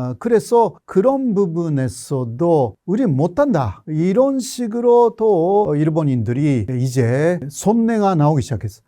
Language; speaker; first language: Korean; non-native, fluent; Japanese